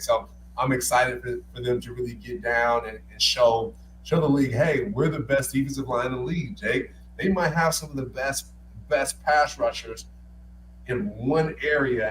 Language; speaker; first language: English; native; English